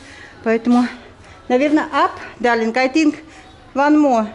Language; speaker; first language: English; non-native, learner; Russian